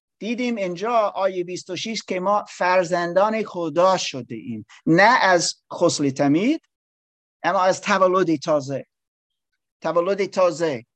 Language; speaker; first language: Persian; non-native, learner; English